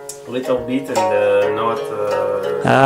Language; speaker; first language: English; non-native, learner; Russian